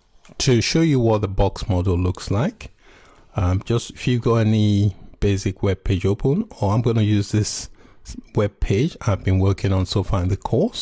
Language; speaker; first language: English; native; English